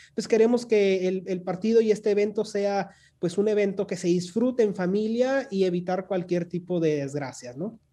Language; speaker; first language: Spanish; native; Spanish